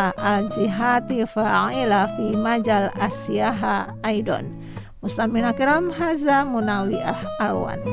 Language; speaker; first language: Arabic; non-native, fluent; Indonesian